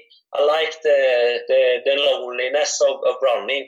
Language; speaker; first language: English; non-native, fluent; Swedish